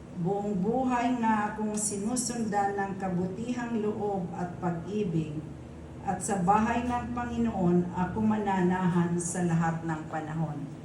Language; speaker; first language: Filipino; non-native, local second language; Bikol